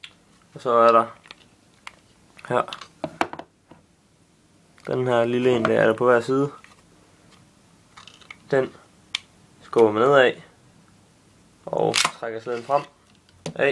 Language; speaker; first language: Danish; native; Danish